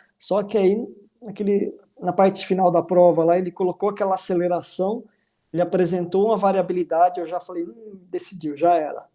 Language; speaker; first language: Portuguese; native; Portuguese